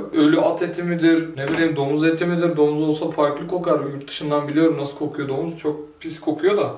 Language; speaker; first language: Turkish; native; Turkish